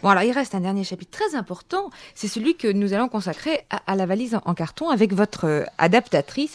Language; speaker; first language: French; native; French